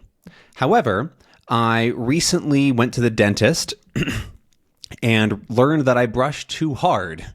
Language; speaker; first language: English; native; English